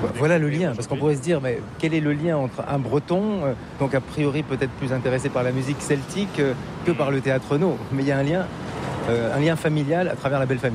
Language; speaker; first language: French; native; French